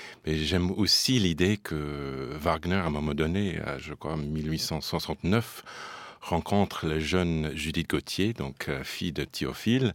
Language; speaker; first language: French; non-native, fluent; English